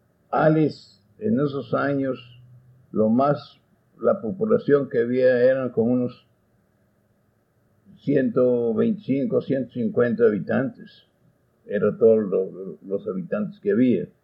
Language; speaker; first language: Spanish; early bilingual, heritage; Spanish